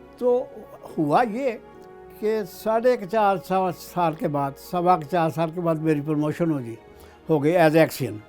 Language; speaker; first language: Urdu; non-native, local second language; Punjabi